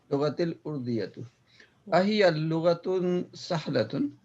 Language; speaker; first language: Arabic; non-native, learner; Urdu